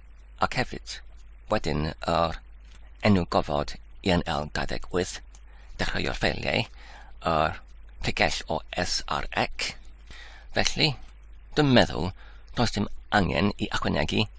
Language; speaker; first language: Welsh; non-native, learner; English